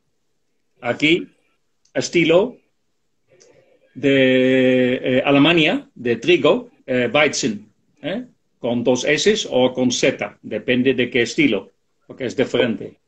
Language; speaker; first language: Spanish; non-native, fluent; Dutch